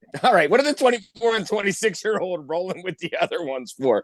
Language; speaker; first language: English; native; English